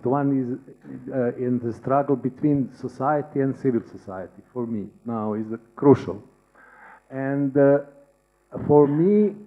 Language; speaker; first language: English; non-native, learner; Serbian